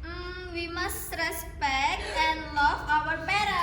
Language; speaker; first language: English; non-native, learner; Indonesian